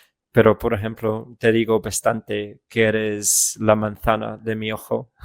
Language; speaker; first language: Spanish; non-native, fluent; English